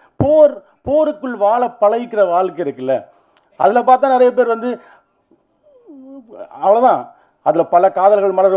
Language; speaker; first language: Tamil; native; Tamil